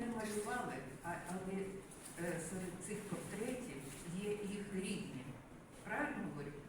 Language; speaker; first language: Ukrainian; non-native, local second language; Russian